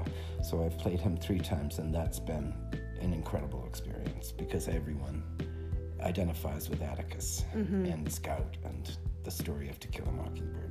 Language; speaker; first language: English; native; English